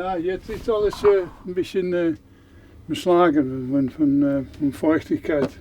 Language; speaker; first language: German; non-native, learner; Dutch